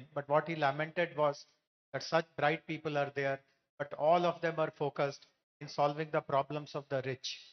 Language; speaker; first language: English; non-native, local second language; Telugu